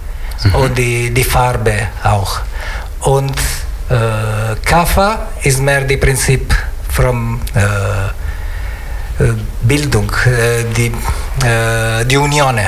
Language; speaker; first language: German; non-native, learner; Italian